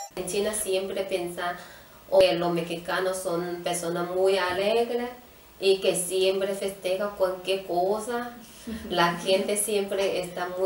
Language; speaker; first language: Spanish; non-native, learner; Chinese